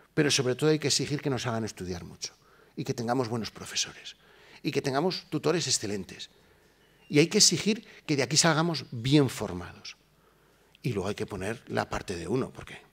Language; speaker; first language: Spanish; native; Spanish